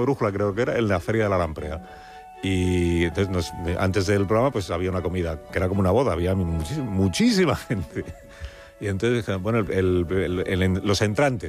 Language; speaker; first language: Spanish; native; Spanish